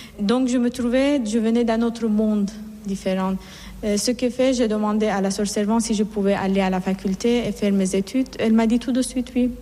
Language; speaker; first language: French; non-native, fluent; Assyrian Neo-Aramaic